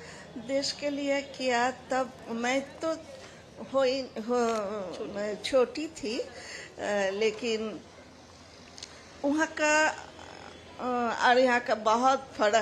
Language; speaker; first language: Hindi; non-native, local second language; Bangla